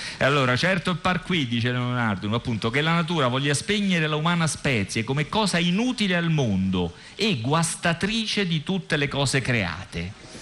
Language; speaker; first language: Italian; native; Italian